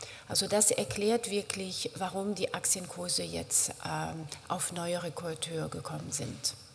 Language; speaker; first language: German; non-native, fluent; French